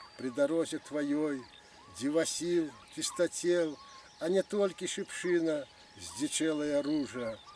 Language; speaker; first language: Belarusian; native; Belarusian